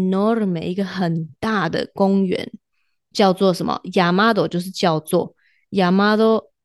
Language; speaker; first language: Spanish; non-native, fluent; Chinese